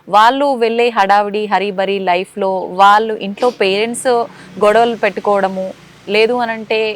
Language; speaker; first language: Telugu; native; Telugu